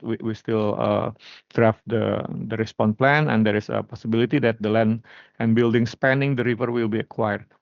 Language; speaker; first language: English; non-native, learner; Indonesian